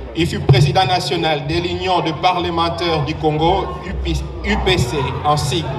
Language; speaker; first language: French; non-native, local second language; Lingala